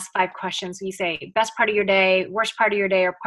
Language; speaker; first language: English; early bilingual, other home language; Filipino